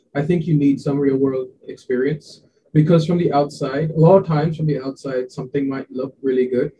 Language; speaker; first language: English; non-native, local second language; Hindi